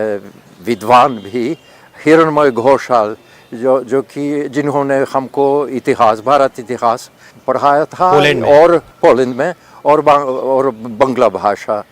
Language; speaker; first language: Hindi; non-native, fluent; Polish